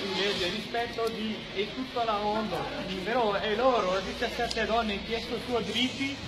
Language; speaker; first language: Italian; non-native, learner; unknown